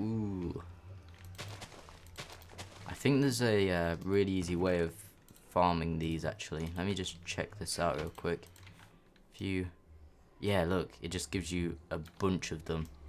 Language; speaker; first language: English; native; English